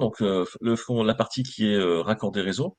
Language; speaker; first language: French; native; French